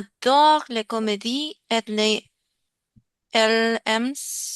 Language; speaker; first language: French; non-native, learner; Spanish